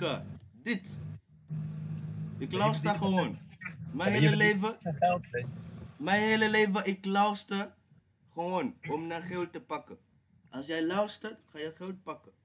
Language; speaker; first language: Dutch; non-native, fluent; English